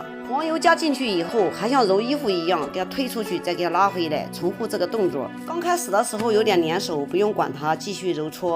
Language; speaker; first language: Chinese; native; Chinese